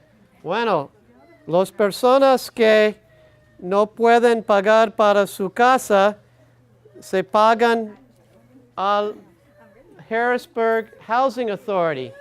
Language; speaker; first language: Spanish; non-native, learner; English